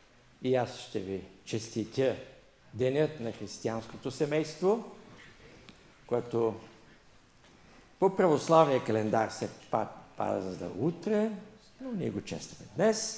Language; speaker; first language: Bulgarian; native; Bulgarian